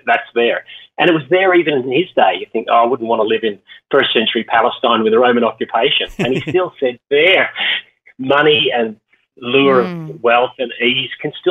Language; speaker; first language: English; native; English